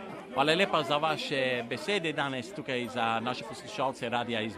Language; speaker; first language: Slovenian; native; Slovenian